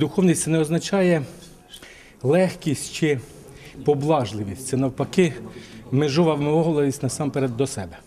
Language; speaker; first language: Ukrainian; native; Ukrainian